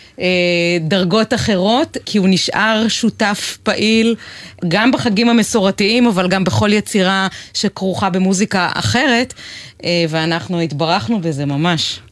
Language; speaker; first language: Hebrew; native; Hebrew